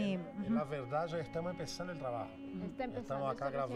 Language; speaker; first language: Spanish; non-native, local second language; Portuguese